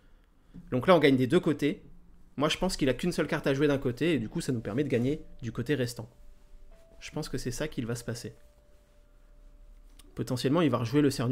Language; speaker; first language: French; native; French